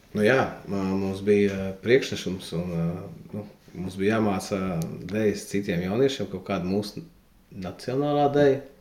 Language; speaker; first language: Latvian; native; Latvian